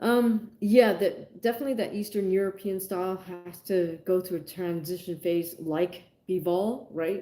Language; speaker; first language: English; native; English